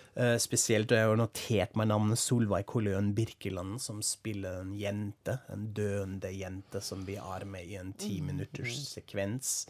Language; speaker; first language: Norwegian; non-native, fluent; German